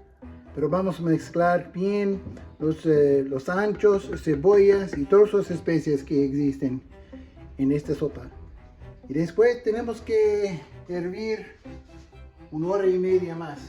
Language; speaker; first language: Spanish; non-native, fluent; English